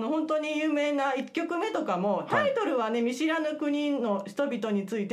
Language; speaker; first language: Japanese; native; Japanese